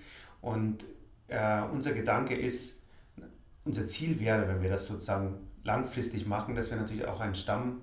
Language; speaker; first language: German; native; German